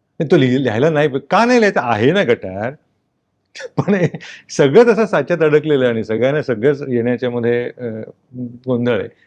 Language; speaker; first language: Marathi; native; Marathi